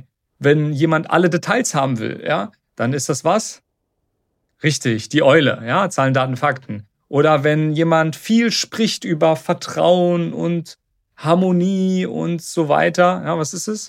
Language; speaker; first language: German; native; German